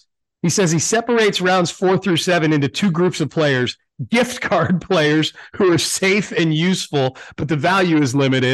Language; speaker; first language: English; native; English